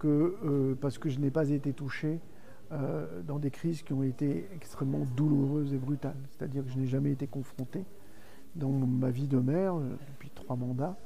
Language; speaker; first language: French; native; French